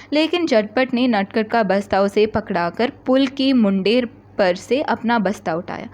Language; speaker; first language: Hindi; non-native, local second language; Malayalam